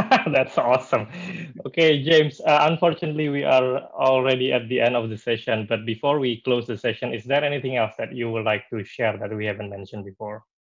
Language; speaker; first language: English; non-native, fluent; Indonesian